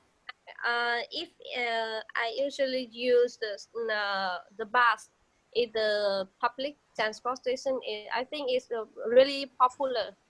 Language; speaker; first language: English; non-native, learner; Vietnamese